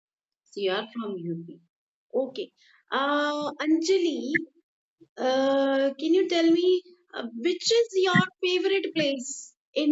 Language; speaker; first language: English; non-native, local second language; Hindi